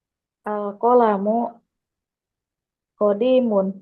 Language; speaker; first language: Arabic; non-native, learner; Indonesian